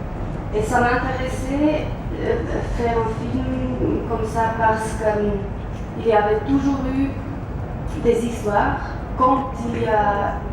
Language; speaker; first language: French; non-native, local second language; German